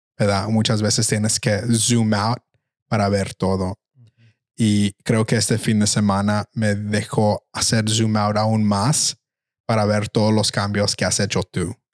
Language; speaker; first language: Spanish; early bilingual, heritage; Spanish